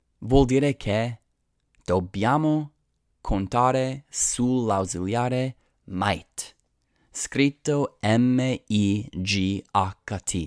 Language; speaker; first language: Italian; non-native, fluent; English